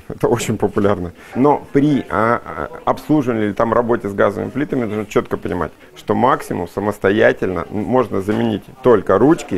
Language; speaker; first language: Russian; native; Russian